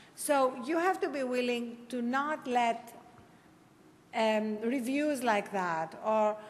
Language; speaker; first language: English; non-native, fluent; Greek